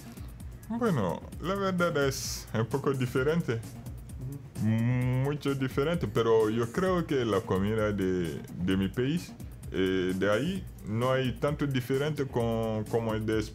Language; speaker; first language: Spanish; non-native, fluent; Bambara